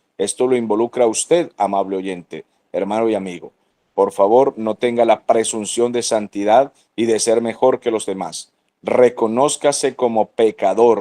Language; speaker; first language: Spanish; native; Spanish